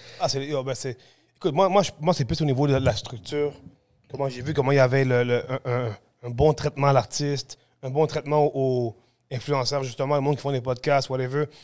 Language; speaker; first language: French; early bilingual, other home language; Spanish